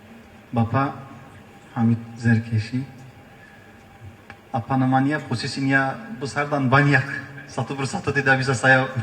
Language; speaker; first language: Indonesian; non-native, learner; Turkish